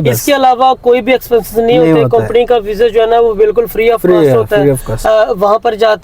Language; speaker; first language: Hindi; native; Hindi